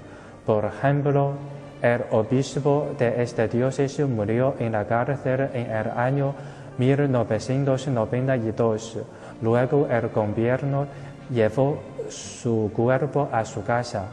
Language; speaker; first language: Spanish; non-native, fluent; Chinese